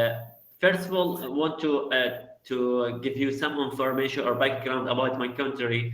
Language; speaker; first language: English; non-native, learner; Arabic